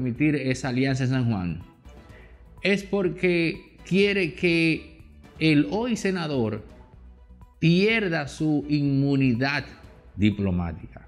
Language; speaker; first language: Spanish; native; Spanish